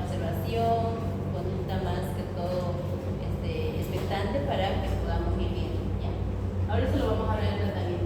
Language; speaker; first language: Spanish; native; Spanish